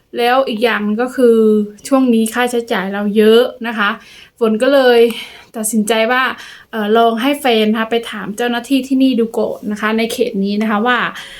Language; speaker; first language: Thai; native; Thai